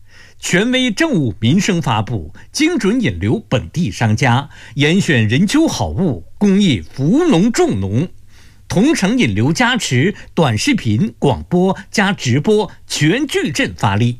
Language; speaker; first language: Chinese; native; Chinese